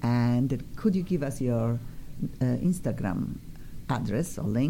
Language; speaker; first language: English; non-native, fluent; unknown